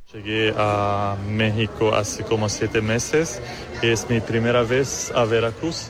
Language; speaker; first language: Spanish; non-native, learner; Arabic